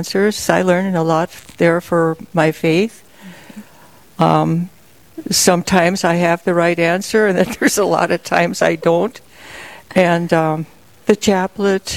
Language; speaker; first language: English; native; English